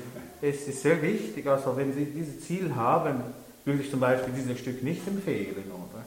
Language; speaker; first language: German; non-native, local second language; French